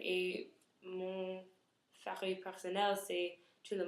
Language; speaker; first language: French; non-native, learner; English